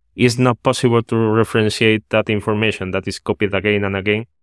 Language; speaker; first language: English; non-native, fluent; Spanish